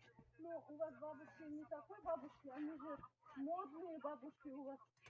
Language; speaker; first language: Russian; non-native, local second language; Kyrgyz